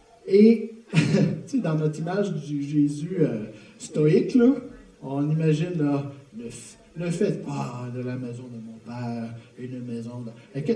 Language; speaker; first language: French; native; French